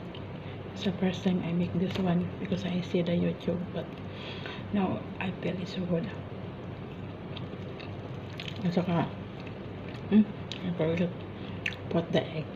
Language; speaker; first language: English; non-native, learner; Filipino